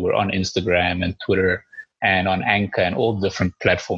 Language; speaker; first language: English; early bilingual, other home language; Spanish